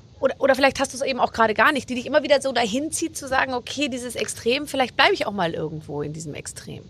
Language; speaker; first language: German; native; German